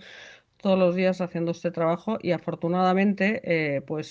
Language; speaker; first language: Spanish; native; Spanish